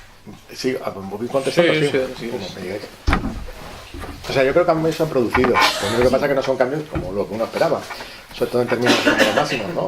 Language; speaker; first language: Spanish; native; Spanish